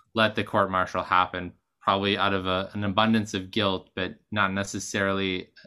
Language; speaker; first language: English; native; English